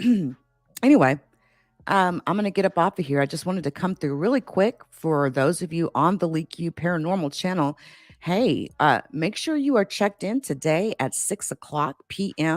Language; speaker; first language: English; native; English